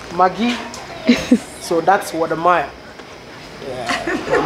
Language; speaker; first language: English; non-native, local second language; Akan